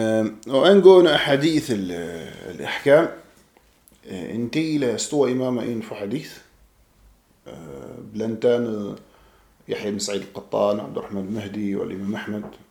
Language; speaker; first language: Danish; non-native, fluent; Arabic